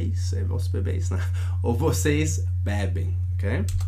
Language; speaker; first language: Portuguese; non-native, fluent; German